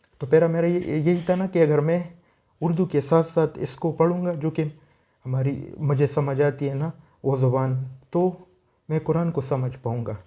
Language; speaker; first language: Urdu; non-native, local second language; Pashto